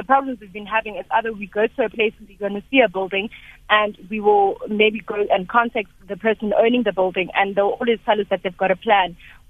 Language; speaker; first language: English; non-native, local second language; Zulu